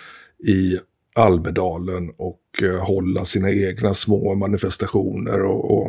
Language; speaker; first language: Swedish; native; Swedish